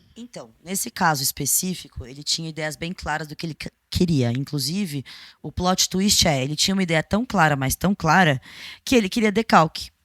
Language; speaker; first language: Portuguese; native; Portuguese